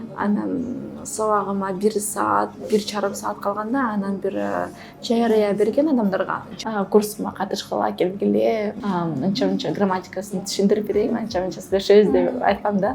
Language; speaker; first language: Kyrgyz; non-native, fluent; Russian